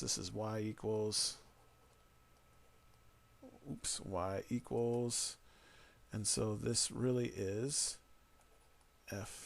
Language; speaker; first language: English; native; English